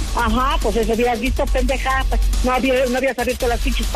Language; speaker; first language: Spanish; native; Spanish